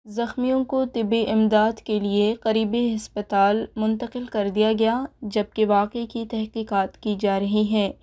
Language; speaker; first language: Urdu; non-native, local second language; Baluchi